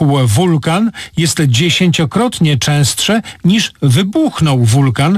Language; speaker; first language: Polish; native; Polish